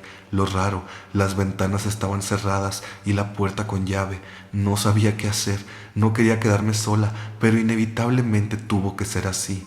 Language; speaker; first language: Spanish; native; Spanish